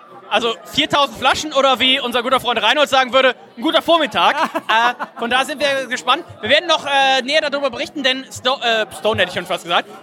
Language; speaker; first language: German; native; German